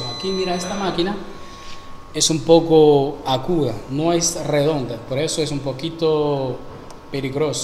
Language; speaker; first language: Spanish; non-native, fluent; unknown